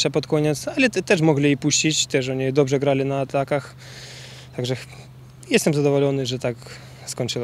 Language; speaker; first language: Polish; non-native, learner; Ukrainian